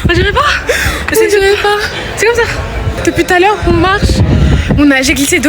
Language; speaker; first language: French; native; French